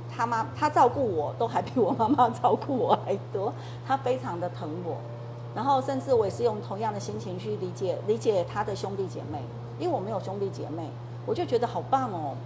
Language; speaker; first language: Chinese; native; Chinese